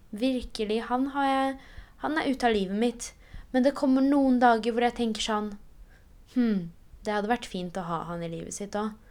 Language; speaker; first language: Norwegian; early bilingual, other home language; Polish